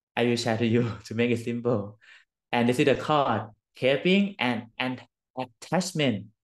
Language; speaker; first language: English; non-native, learner; Thai